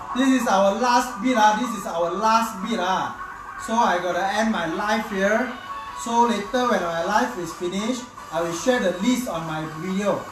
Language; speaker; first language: English; non-native, local second language; Chinese